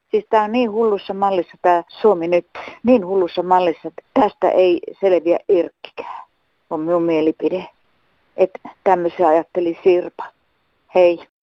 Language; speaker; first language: Finnish; native; Finnish